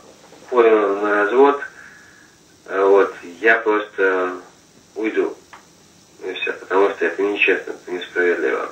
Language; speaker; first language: Russian; non-native, fluent; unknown